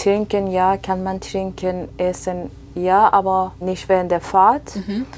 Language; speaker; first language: German; non-native, fluent; Persian